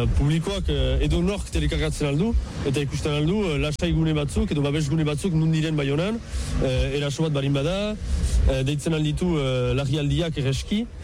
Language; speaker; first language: Basque; native; Basque